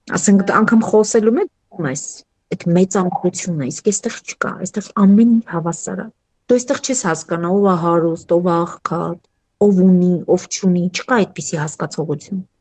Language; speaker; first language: Armenian; native; Armenian